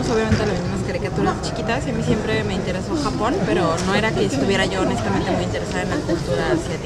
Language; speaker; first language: Spanish; native; Spanish